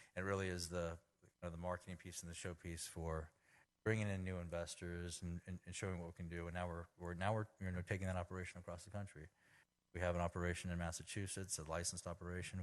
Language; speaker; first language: English; native; English